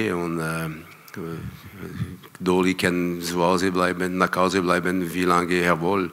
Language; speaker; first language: German; non-native, learner; French